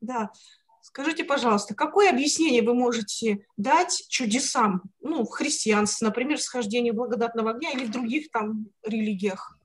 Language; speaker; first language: Russian; native; Russian